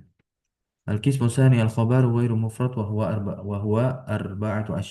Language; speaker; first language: Arabic; non-native, fluent; Indonesian